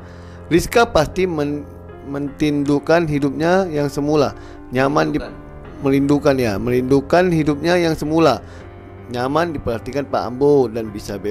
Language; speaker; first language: Indonesian; native; Indonesian